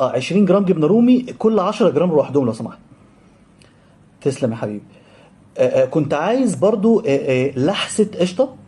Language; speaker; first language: Arabic; native; Arabic